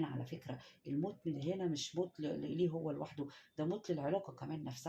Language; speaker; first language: Arabic; native; Arabic